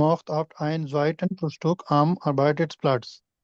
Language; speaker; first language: German; non-native, learner; Urdu